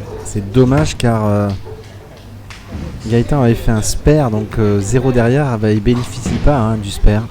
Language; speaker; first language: French; native; French